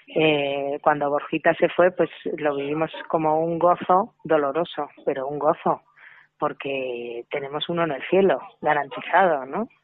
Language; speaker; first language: Spanish; native; Spanish